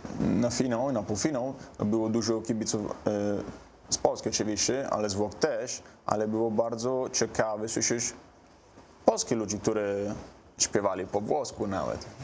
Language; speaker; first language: Polish; non-native, learner; Italian